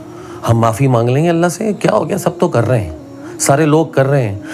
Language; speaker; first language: Urdu; native; Urdu